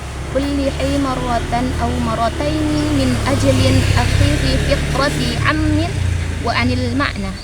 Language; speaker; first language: Arabic; non-native, learner; Indonesian